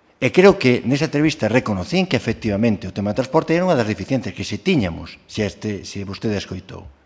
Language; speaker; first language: Galician; non-native, local second language; Spanish